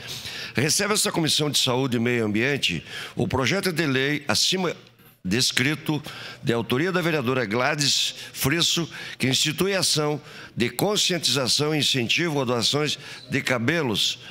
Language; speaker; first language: Portuguese; native; Portuguese